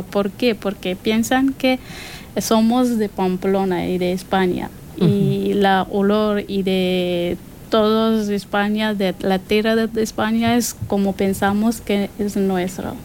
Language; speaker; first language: Spanish; non-native, learner; Persian